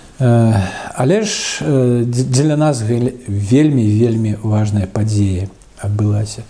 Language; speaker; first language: Belarusian; non-native, local second language; Russian